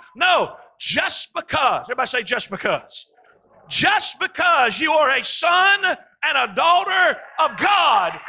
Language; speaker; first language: English; native; English